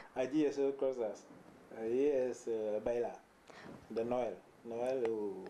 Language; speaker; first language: Spanish; non-native, learner; Wolof